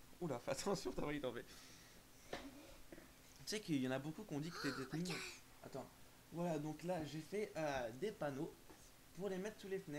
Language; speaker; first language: French; native; French